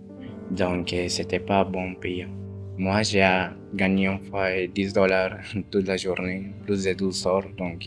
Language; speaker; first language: French; non-native, fluent; Spanish